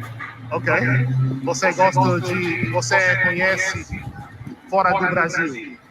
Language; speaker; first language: Portuguese; non-native, learner; English